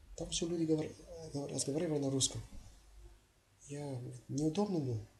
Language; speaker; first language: Russian; non-native, learner; English